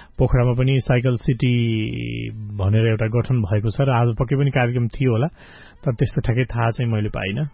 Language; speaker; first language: Nepali; native; Nepali